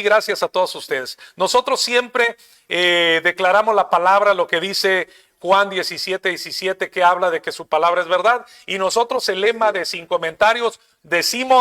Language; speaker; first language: Spanish; native; Spanish